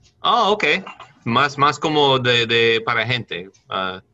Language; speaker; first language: Spanish; non-native, learner; English